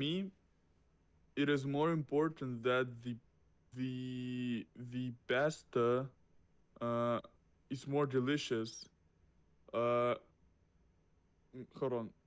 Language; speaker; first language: English; non-native, learner; Russian